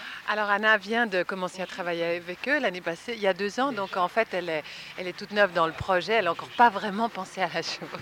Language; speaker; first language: French; native; French